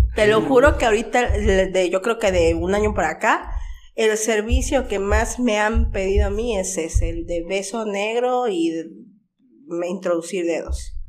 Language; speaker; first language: Spanish; native; Spanish